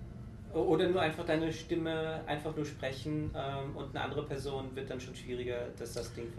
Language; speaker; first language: German; native; German